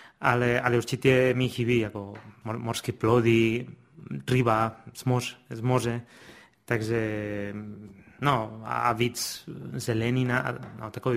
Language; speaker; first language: Czech; non-native, fluent; Spanish